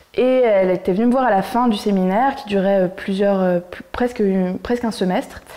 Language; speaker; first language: French; native; French